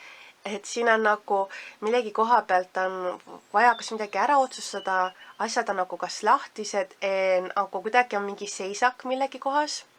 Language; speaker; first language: Estonian; native; Estonian